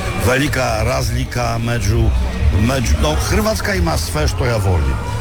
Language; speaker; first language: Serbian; non-native, learner; Polish